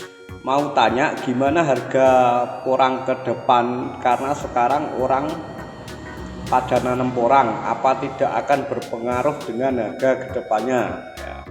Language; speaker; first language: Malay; non-native, local second language; Javanese